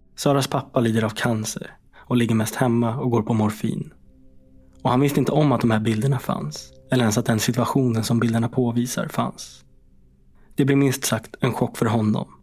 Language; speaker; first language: Swedish; native; Swedish